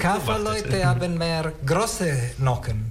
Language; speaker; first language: German; non-native, learner; Italian